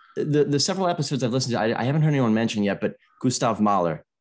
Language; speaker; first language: English; native; English